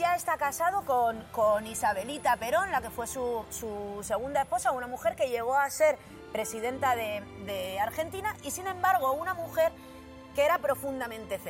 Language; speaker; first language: Spanish; native; Spanish